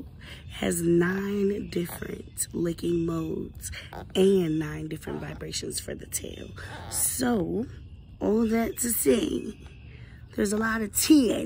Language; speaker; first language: English; native; English